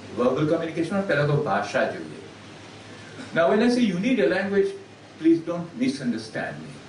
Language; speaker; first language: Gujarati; early bilingual, heritage; Gujarati